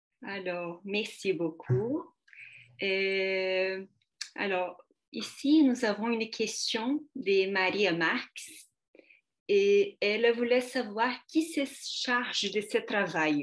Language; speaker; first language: French; non-native, fluent; Portuguese